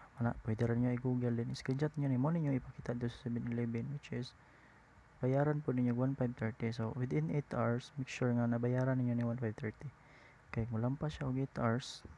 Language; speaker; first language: Cebuano; native; Cebuano